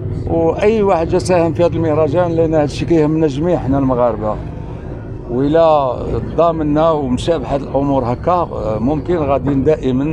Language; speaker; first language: Arabic; native; Arabic